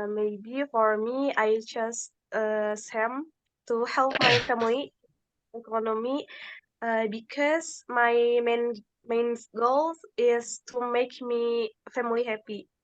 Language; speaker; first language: English; non-native, learner; Indonesian